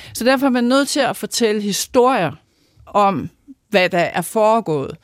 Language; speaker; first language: Danish; native; Danish